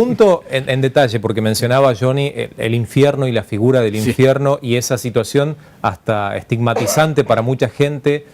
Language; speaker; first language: Spanish; native; Spanish